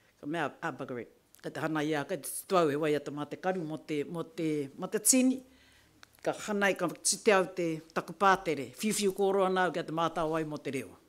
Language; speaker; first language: Māori; native; Māori